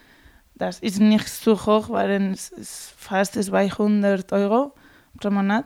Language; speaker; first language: German; non-native, fluent; Spanish